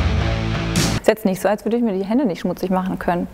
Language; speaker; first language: German; native; German